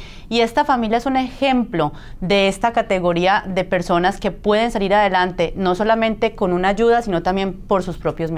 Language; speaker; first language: Spanish; native; Spanish